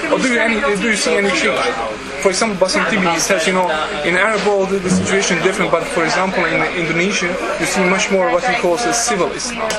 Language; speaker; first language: English; non-native, fluent; Dutch